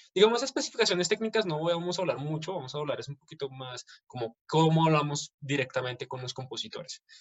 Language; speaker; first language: Spanish; native; Spanish